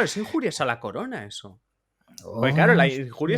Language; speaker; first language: Spanish; native; Spanish